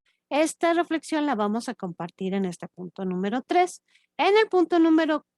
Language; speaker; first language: Spanish; native; Spanish